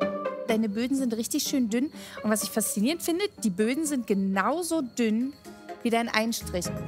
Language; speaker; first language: German; native; German